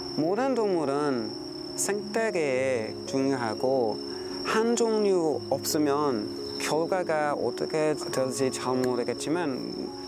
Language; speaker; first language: Korean; non-native, fluent; English